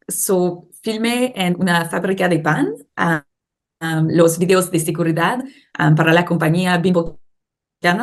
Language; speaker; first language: Spanish; non-native, learner; English